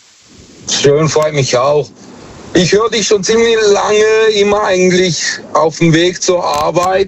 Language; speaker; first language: German; early bilingual, other home language; Turkish